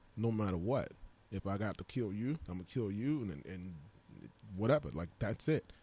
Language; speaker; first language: English; native; English